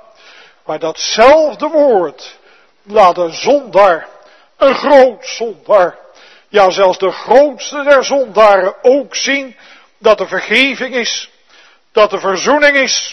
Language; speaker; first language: Dutch; native; Dutch